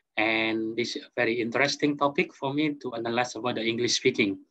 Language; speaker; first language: English; non-native, fluent; Indonesian